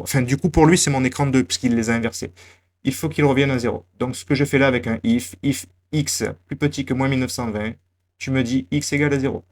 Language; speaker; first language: French; native; French